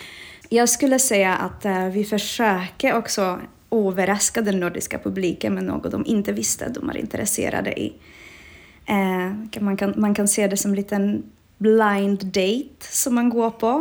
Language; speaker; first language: Swedish; non-native, fluent; Czech